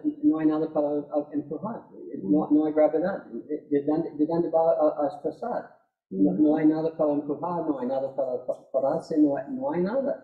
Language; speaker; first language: Spanish; non-native, fluent; English